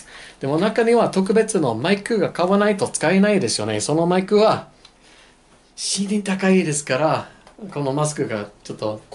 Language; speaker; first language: Japanese; non-native, fluent; English